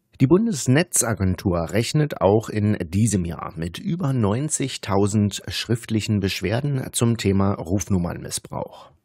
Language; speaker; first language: German; native; German